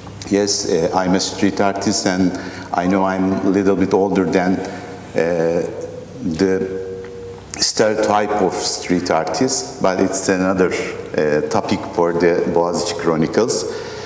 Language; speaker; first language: English; non-native, fluent; Turkish